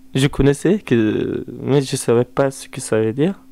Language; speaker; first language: French; non-native, learner; Turkish